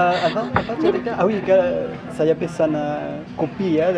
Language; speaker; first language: Indonesian; non-native, learner; French